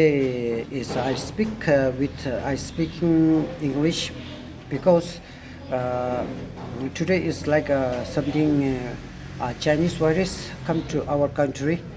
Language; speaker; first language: English; non-native, learner; Tibetan